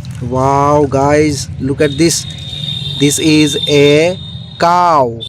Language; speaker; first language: English; non-native, learner; Indonesian